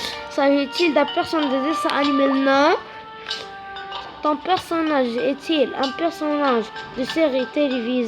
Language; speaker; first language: French; non-native, local second language; Arabic